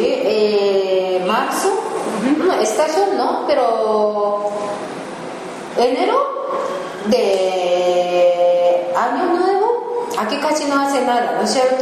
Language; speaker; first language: Spanish; non-native, learner; Japanese